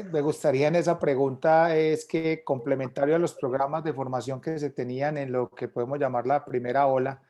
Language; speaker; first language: Spanish; native; Spanish